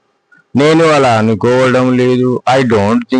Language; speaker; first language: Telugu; non-native, fluent; Hindi